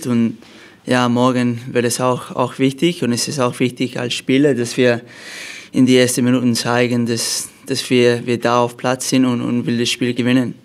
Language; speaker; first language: German; non-native, fluent; English